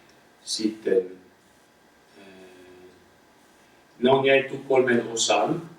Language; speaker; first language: Finnish; non-native, fluent; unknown